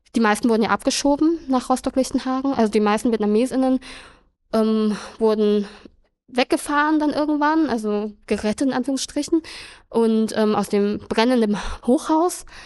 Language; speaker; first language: German; early bilingual, other home language; Vietnamese